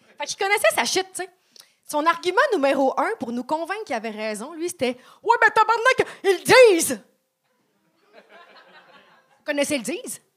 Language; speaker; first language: French; native; French